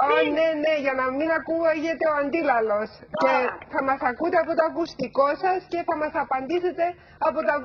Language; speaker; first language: Greek; native; Greek